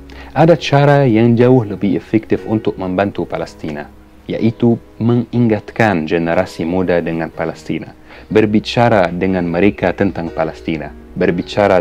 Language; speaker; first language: Indonesian; non-native, fluent; Arabic